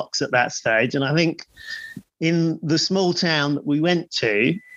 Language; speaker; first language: English; native; English